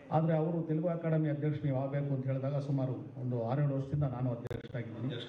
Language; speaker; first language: Kannada; non-native, local second language; Telugu